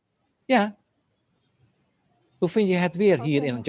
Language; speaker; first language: Dutch; non-native, fluent; Indonesian